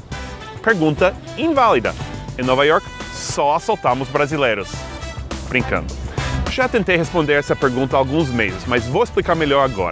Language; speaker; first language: Portuguese; non-native, fluent; English